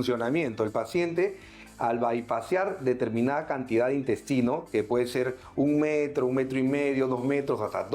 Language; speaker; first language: Spanish; native; Spanish